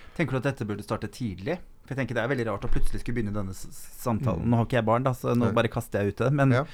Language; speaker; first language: Norwegian; native; Norwegian